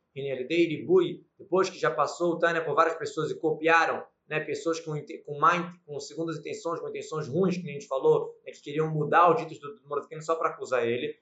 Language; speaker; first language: Portuguese; native; Portuguese